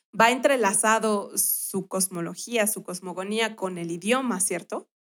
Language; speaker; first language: Spanish; native; Spanish